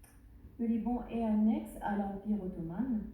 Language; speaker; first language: French; non-native, learner; Arabic